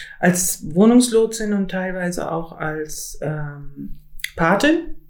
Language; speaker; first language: German; native; German